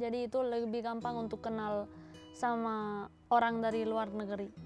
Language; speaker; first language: Indonesian; non-native, fluent; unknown